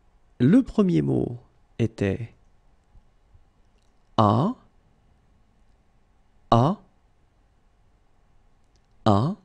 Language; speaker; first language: French; native; French